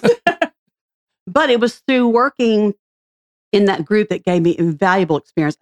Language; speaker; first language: English; native; English